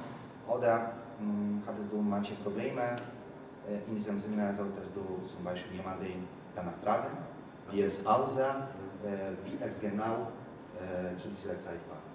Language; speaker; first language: German; non-native, fluent; Polish